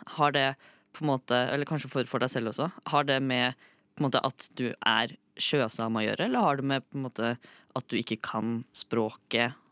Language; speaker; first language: Norwegian; native; Norwegian